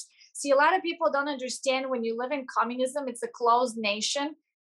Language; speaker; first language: English; non-native, fluent; Bulgarian